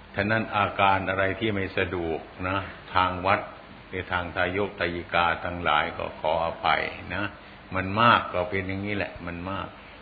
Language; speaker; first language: Thai; non-native, local second language; Northeastern Thai